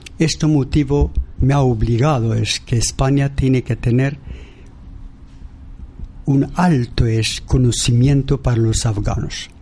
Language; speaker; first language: Spanish; non-native, learner; Persian